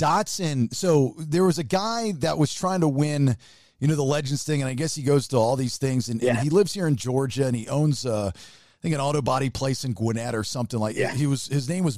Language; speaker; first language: English; native; English